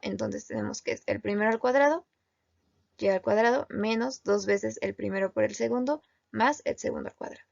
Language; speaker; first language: Spanish; native; Spanish